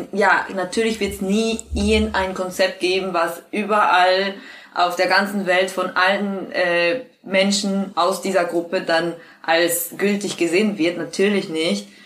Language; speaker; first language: German; non-native, fluent; Spanish